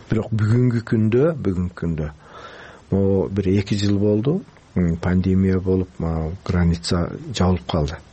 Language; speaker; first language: Kyrgyz; early bilingual, heritage; Kyrgyz